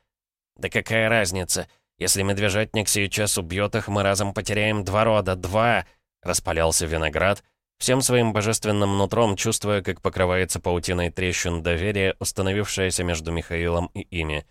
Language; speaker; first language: Russian; native; Russian